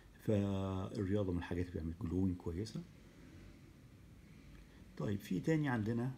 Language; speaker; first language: Arabic; native; Arabic